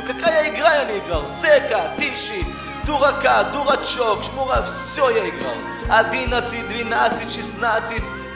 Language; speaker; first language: Russian; early bilingual, heritage; Russian